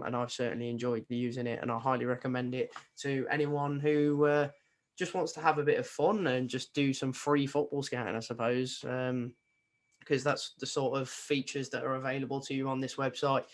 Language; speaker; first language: English; native; English